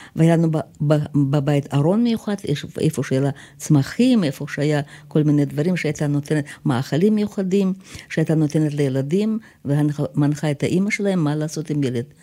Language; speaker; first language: Hebrew; non-native, fluent; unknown